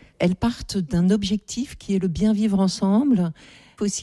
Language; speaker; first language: French; native; French